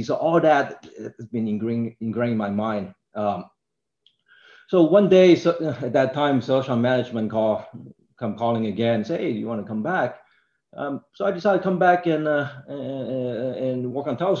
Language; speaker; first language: English; non-native, local second language; Cantonese